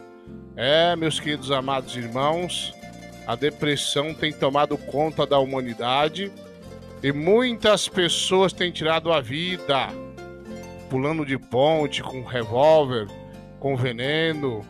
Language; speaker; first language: Portuguese; native; Portuguese